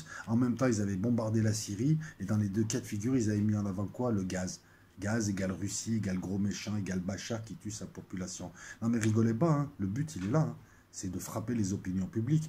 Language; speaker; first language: French; native; French